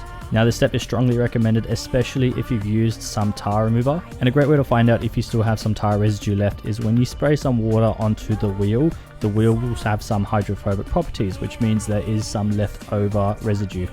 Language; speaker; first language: English; native; English